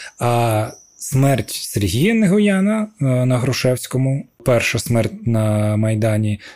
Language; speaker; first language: Ukrainian; non-native, local second language; Russian